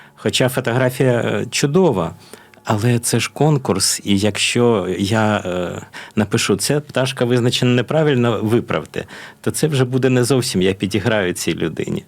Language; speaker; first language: Ukrainian; native; Ukrainian